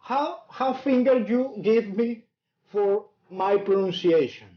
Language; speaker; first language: English; non-native, learner; Spanish